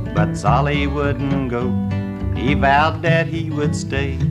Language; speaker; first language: English; native; English